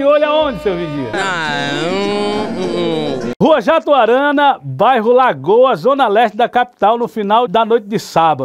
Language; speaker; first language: Portuguese; native; Portuguese